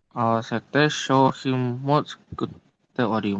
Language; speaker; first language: Japanese; non-native, learner; Indonesian